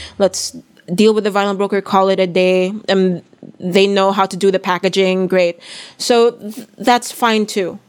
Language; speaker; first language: English; non-native, local second language; Filipino